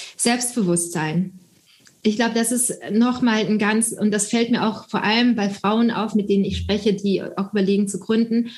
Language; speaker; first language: German; early bilingual, other home language; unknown